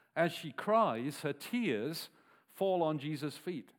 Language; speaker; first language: English; native; English